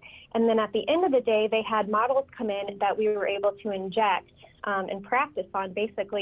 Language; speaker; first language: English; native; English